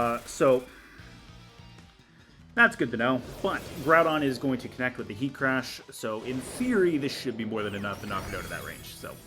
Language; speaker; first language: English; native; English